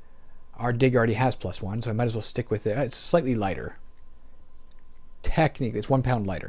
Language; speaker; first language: English; native; English